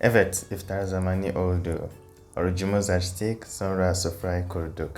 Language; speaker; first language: Turkish; non-native, fluent; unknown